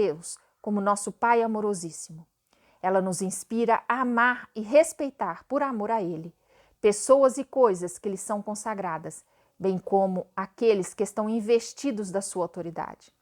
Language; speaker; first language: Portuguese; native; Portuguese